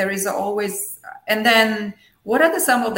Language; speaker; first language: English; non-native, fluent; Armenian